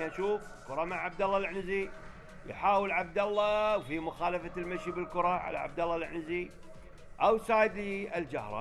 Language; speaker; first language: Arabic; native; Arabic